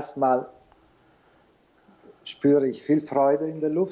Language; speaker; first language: German; non-native, fluent; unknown